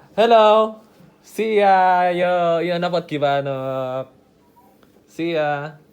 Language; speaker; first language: Filipino; non-native, local second language; Iloko